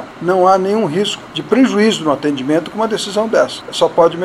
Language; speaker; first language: Portuguese; native; Portuguese